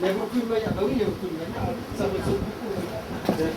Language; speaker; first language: French; native; French